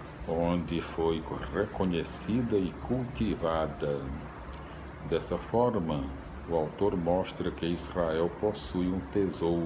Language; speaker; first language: Portuguese; native; Portuguese